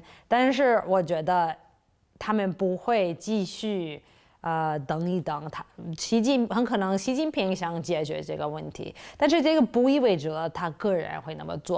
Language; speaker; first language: Chinese; non-native, fluent; English